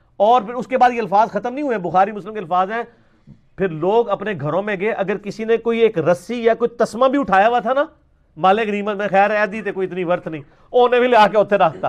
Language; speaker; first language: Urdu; non-native, local second language; Punjabi